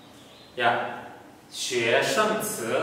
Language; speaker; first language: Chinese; non-native, fluent; Indonesian